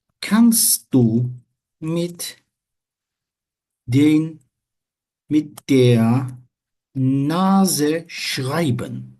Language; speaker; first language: German; non-native, fluent; Turkish